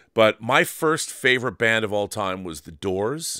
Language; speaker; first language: English; native; English